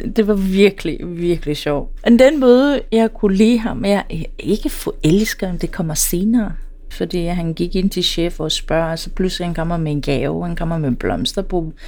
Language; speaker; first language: Danish; non-native, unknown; Swahili